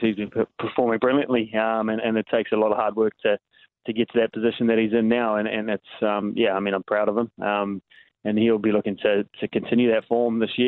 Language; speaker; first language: English; native; English